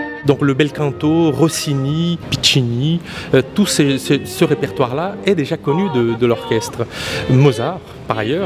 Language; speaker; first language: French; non-native, fluent; Portuguese